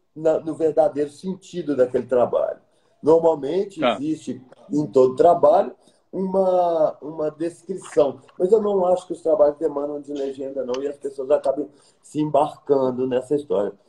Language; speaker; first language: Portuguese; native; Portuguese